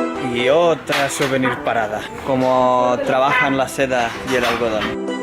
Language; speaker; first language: Spanish; native; Spanish